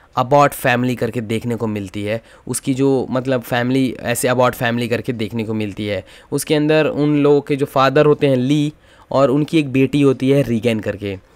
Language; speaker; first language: Hindi; native; Hindi